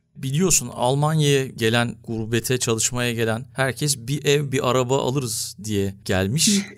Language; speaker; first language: Turkish; early bilingual, heritage; Turkish